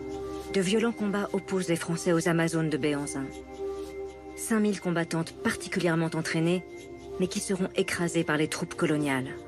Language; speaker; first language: French; native; French